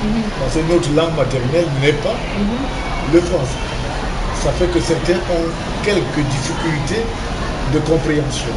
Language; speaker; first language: French; non-native, local second language; Wolof